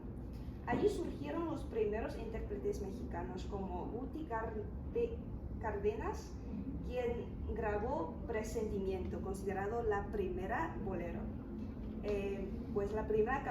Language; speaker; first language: Spanish; non-native, fluent; Chinese